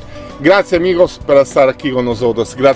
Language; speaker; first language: Spanish; non-native, learner; Italian